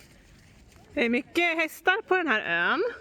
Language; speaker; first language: Swedish; native; Swedish